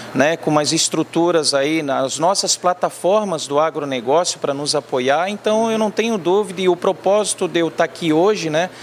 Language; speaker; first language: Portuguese; native; Portuguese